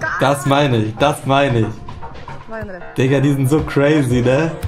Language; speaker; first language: German; native; German